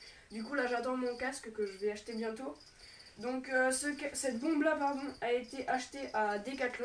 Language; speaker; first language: French; native; French